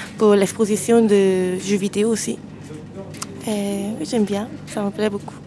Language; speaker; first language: French; non-native, learner; Korean